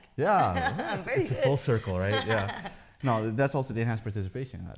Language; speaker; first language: English; early bilingual, heritage; Dutch